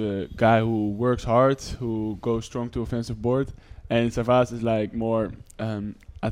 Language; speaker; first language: English; non-native, fluent; Dutch